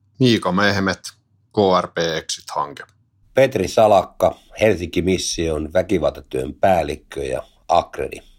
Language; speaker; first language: Finnish; native; Finnish